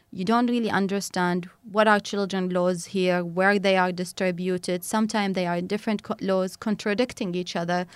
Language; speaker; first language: English; non-native, fluent; Arabic